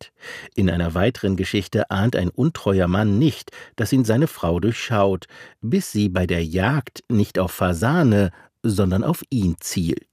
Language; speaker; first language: German; native; German